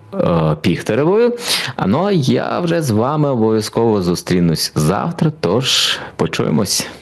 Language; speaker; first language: Ukrainian; native; Ukrainian